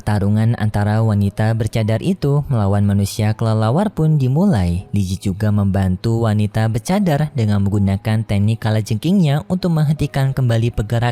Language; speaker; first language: Indonesian; native; Indonesian